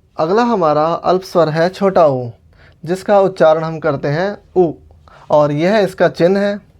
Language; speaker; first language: Hindi; non-native, local second language; Punjabi